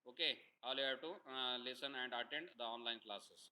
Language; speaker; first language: English; non-native, local second language; Kannada